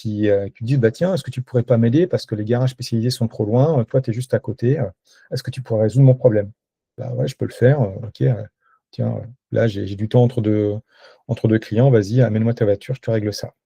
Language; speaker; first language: French; native; French